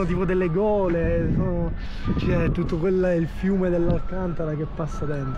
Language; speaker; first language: Italian; native; Italian